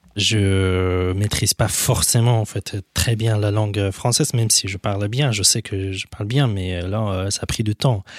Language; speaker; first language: French; non-native, fluent; Persian